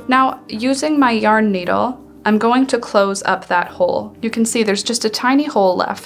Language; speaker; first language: English; native; English